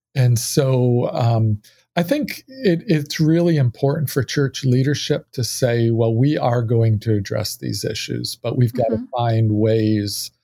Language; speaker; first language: English; native; English